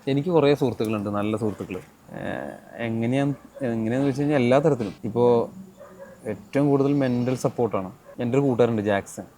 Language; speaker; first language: Malayalam; native; Malayalam